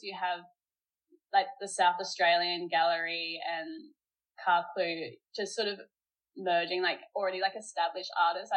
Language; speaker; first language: English; native; English